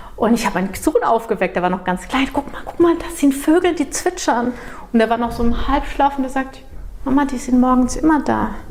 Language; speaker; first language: German; non-native, fluent; Portuguese